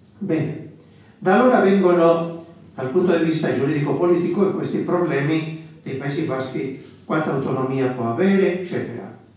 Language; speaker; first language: Italian; non-native, fluent; Basque